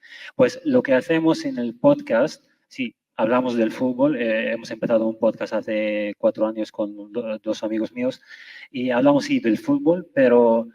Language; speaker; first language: Spanish; non-native, fluent; Arabic